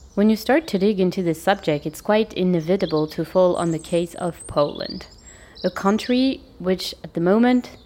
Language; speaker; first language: English; non-native, fluent; French